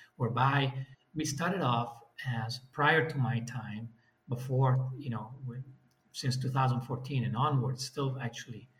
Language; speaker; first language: English; non-native, fluent; Italian